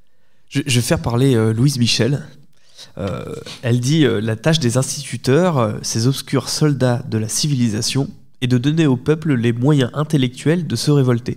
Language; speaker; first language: French; native; French